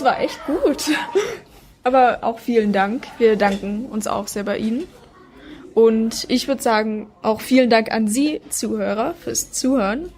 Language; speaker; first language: German; native; German